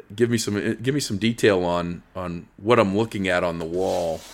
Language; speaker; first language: English; native; English